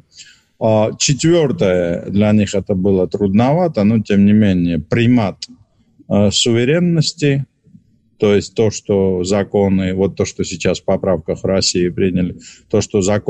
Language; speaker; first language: Russian; non-native, local second language; Georgian